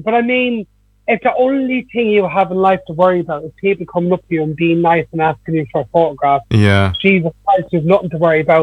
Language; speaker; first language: English; native; English